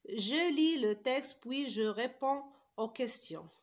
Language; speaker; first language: French; non-native, local second language; Arabic